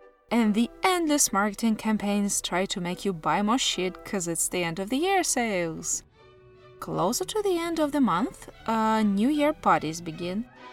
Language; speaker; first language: English; non-native, fluent; Russian